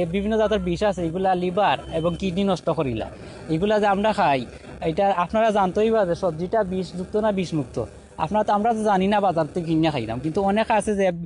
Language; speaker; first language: Bangla; native; Bangla